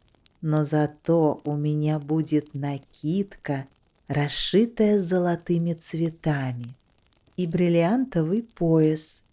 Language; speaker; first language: Russian; native; Russian